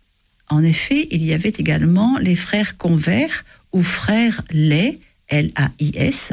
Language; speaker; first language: French; native; French